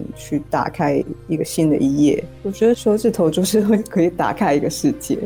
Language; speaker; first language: Chinese; non-native, local second language; Cantonese